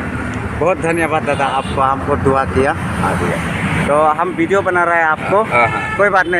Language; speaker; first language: Hindi; non-native, local second language; Assamese